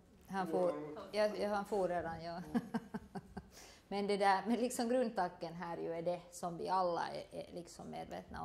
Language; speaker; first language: Swedish; native; Swedish